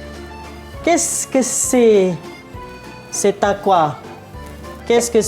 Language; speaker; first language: French; non-native, fluent; Malay